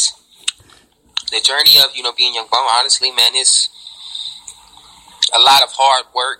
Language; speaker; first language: English; native; English